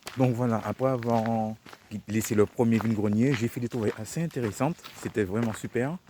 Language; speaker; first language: French; native; French